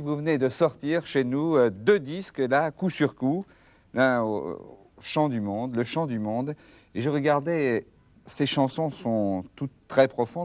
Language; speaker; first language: French; native; French